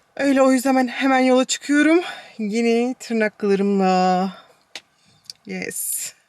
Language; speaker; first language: Turkish; early bilingual, heritage; Turkish